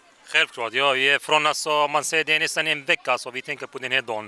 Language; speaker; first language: Swedish; non-native, fluent; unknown